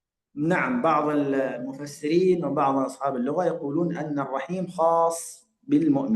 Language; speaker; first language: Arabic; native; Arabic